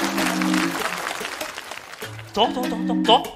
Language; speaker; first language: Chinese; native; Chinese